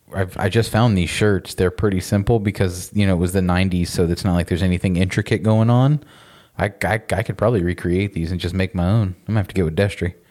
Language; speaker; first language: English; native; English